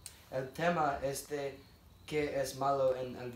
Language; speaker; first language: Spanish; non-native, learner; English